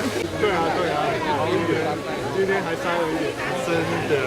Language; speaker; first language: Chinese; early bilingual, heritage; English